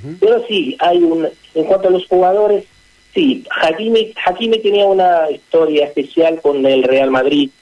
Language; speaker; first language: Spanish; non-native, fluent; Arabic